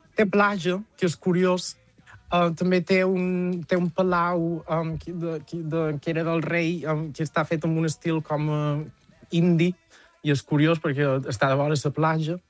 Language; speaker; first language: Catalan; native; Catalan